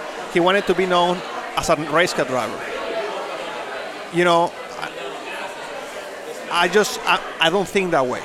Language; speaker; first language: English; non-native, fluent; Spanish